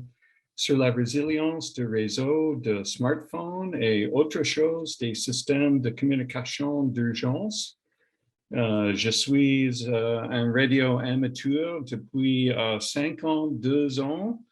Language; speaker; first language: French; non-native, learner; English